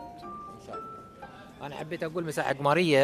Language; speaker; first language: Arabic; native; Arabic